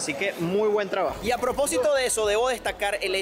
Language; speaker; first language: Spanish; native; Spanish